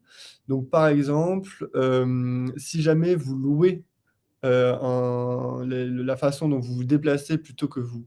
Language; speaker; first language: French; native; French